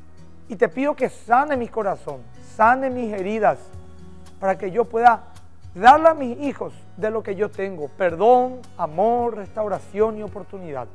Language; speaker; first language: Spanish; native; Spanish